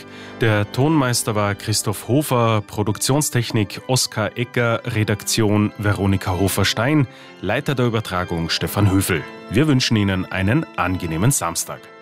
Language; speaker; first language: German; native; German